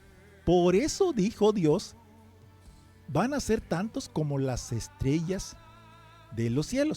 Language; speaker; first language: Spanish; native; Spanish